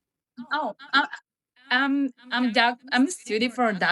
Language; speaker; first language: English; non-native, learner; Spanish